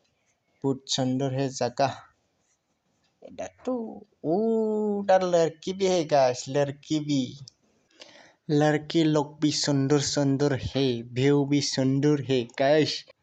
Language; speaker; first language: Hindi; non-native, local second language; Bodo